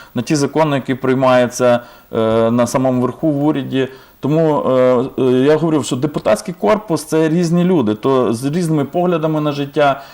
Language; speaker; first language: Ukrainian; native; Ukrainian